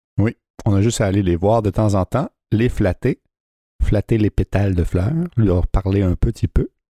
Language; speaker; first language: French; native; French